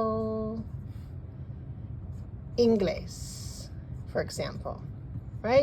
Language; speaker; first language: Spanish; non-native, fluent; English